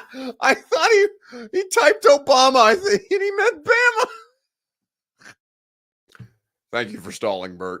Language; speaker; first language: English; native; English